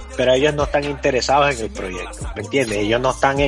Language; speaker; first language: Spanish; early bilingual, heritage; Spanish